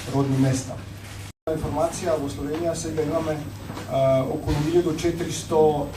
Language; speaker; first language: Macedonian; non-native, fluent; Slovenian